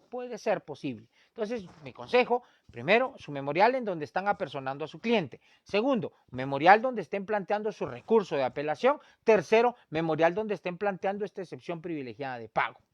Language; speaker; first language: Spanish; native; Spanish